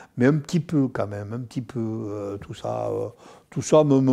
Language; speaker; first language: French; native; French